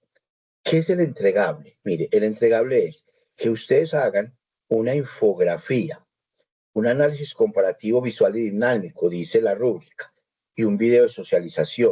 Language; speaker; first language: Spanish; native; Spanish